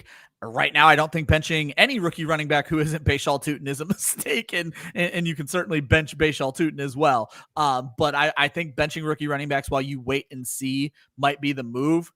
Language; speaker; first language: English; native; English